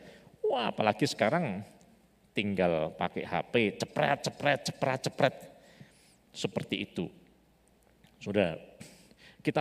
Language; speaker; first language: Indonesian; native; Indonesian